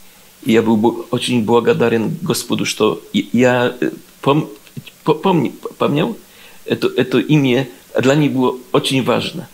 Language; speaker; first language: Russian; non-native, learner; Polish